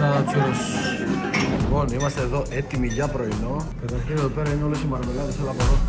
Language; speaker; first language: Greek; native; Greek